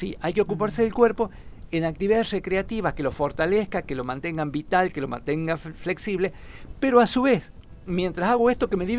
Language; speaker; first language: Spanish; native; Spanish